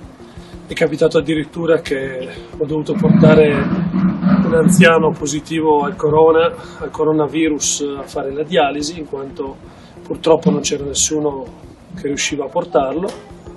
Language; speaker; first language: Italian; native; Italian